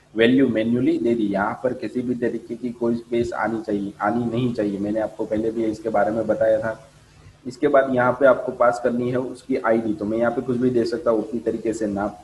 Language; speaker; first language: Hindi; non-native, local second language; Gujarati